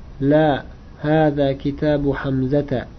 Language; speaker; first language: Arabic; non-native, fluent; Uzbek